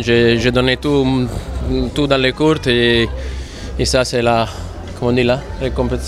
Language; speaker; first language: French; non-native, fluent; Italian